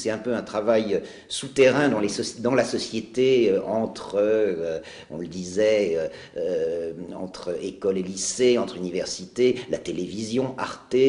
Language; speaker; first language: French; native; French